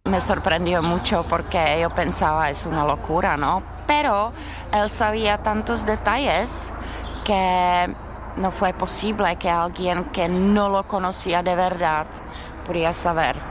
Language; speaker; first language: Spanish; non-native, learner; Czech